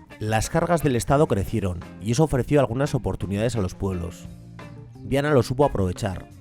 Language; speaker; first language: Spanish; native; Spanish